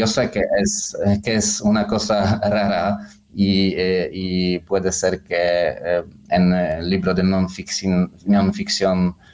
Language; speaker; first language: Spanish; non-native, learner; Polish